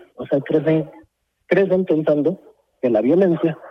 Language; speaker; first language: Spanish; early bilingual, heritage; Spanish